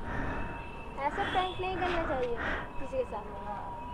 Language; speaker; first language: Hindi; native; Hindi